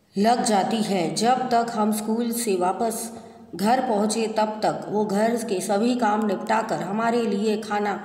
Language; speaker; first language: Hindi; non-native, local second language; Gujarati